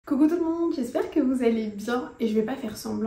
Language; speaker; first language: French; native; French